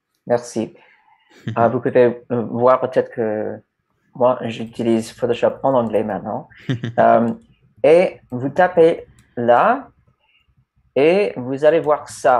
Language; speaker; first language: French; non-native, learner; English